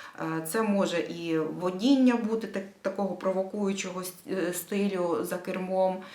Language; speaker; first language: Ukrainian; native; Ukrainian